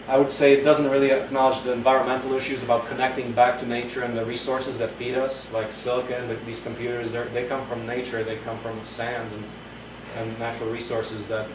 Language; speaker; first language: English; non-native, fluent; Polish